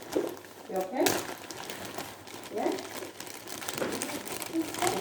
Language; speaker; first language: English; non-native, local second language; Filipino